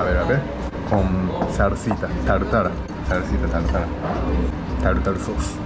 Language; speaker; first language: Spanish; non-native, learner; Japanese